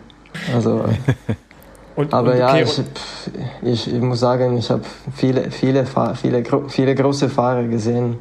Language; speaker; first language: German; non-native, fluent; Italian